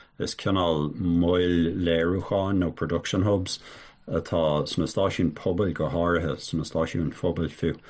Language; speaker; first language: Irish; native; Irish